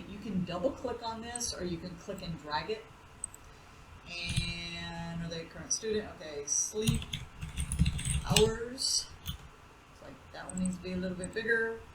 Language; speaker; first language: English; native; English